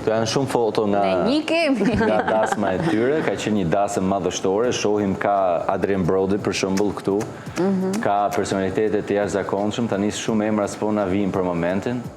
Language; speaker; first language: Albanian; native; Albanian